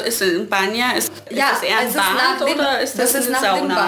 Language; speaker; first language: German; native; German